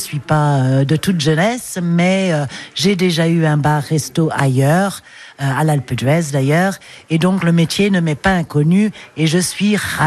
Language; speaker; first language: French; non-native, fluent; English